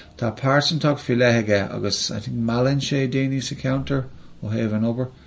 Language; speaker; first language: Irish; non-native, local second language; English